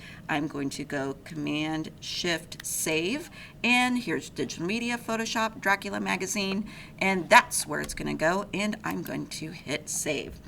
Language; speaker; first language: English; native; English